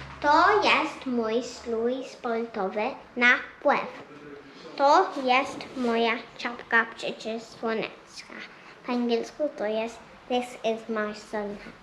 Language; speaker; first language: Polish; early bilingual, heritage; Polish